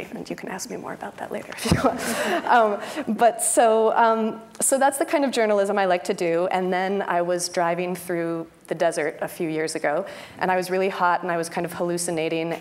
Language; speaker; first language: English; native; English